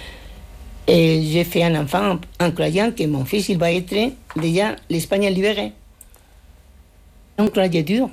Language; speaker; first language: French; non-native, fluent; Spanish